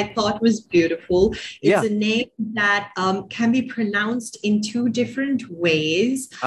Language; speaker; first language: English; non-native, local second language; Sinhala